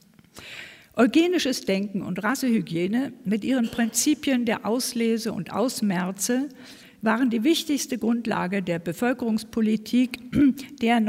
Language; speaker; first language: German; native; German